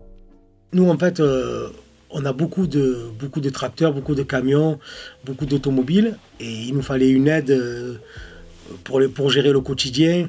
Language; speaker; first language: French; native; French